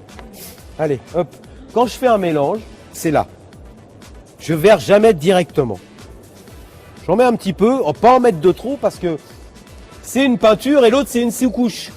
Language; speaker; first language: French; native; French